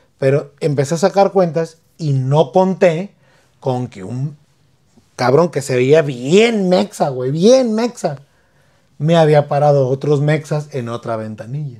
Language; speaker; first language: Spanish; native; Spanish